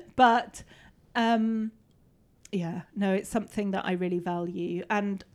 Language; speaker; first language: English; native; English